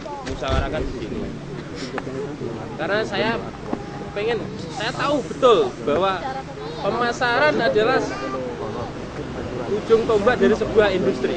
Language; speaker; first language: Indonesian; non-native, local second language; Javanese